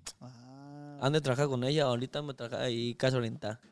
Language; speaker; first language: Spanish; non-native, learner; Chinese